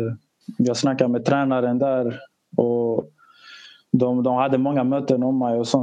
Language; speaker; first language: Swedish; early bilingual, other home language; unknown